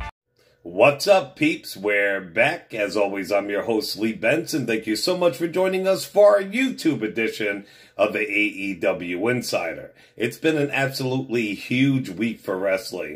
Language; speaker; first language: English; native; English